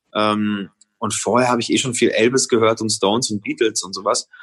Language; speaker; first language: German; native; German